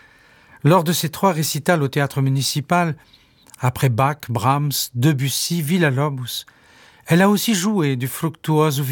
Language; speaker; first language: French; native; French